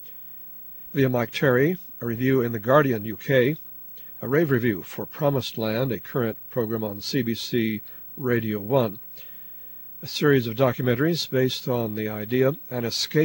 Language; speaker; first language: English; native; English